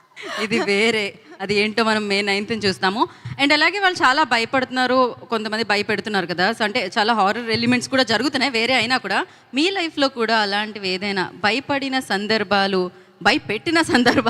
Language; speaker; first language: Telugu; native; Telugu